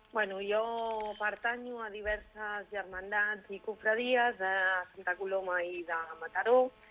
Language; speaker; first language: Catalan; non-native, local second language; Spanish